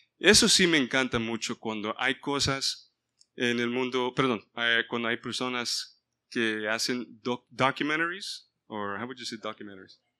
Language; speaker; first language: Spanish; early bilingual, heritage; Spanish